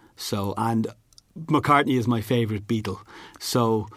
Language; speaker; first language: English; native; English